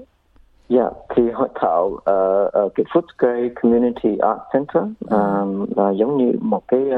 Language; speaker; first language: Vietnamese; early bilingual, heritage; Vietnamese